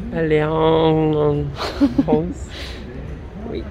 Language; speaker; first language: French; non-native, learner; Korean